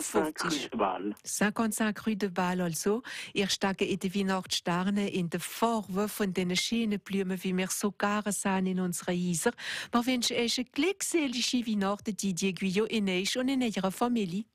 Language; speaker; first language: German; native; German